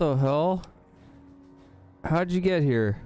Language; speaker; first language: English; native; English